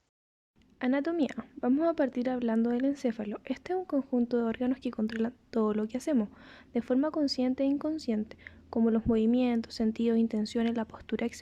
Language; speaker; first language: Spanish; native; Spanish